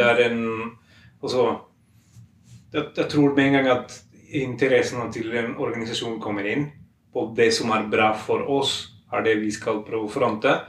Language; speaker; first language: Norwegian; non-native, fluent; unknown